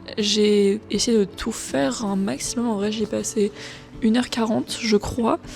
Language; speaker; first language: French; native; French